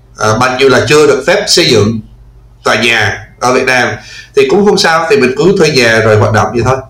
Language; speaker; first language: Vietnamese; non-native, fluent; English